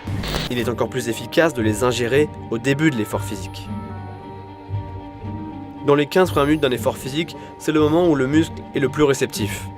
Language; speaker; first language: French; native; French